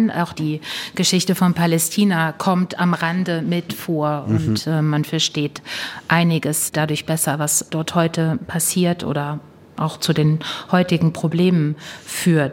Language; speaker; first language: German; native; German